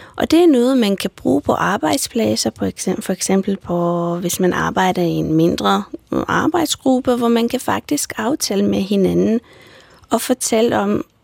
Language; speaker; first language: Danish; non-native, fluent; Romanian